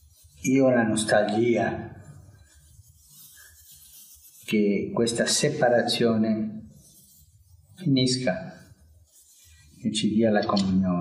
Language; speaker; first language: Italian; early bilingual, heritage; Spanish